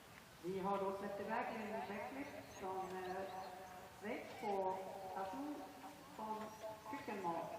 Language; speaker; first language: Swedish; native; Swedish